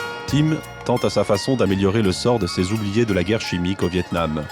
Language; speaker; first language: French; native; French